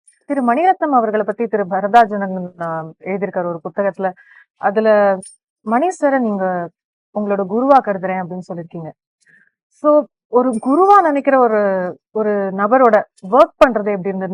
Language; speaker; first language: Tamil; native; Tamil